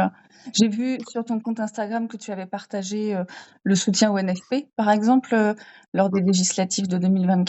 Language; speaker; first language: French; native; French